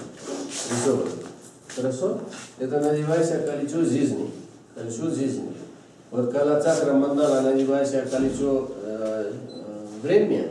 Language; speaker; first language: Russian; non-native, learner; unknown